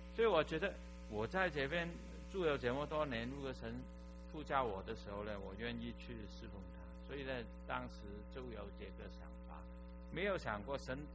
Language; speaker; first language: Chinese; non-native, local second language; Cantonese